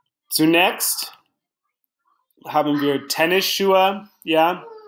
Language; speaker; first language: German; non-native, fluent; English